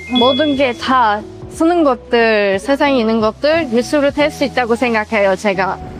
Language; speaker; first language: Korean; non-native, fluent; Turkish